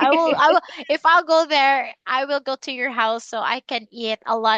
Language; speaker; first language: English; non-native, local second language; Filipino